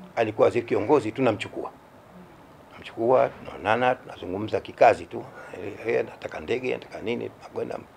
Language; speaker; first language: Swahili; native; Swahili